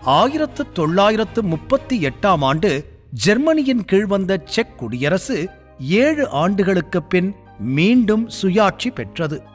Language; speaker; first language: Tamil; native; Tamil